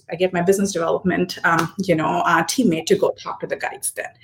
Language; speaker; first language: English; non-native, local second language; Hindi